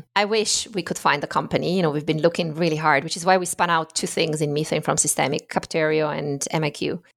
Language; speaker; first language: English; non-native, fluent; Italian